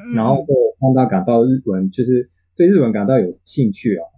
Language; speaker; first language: Chinese; non-native, fluent; Japanese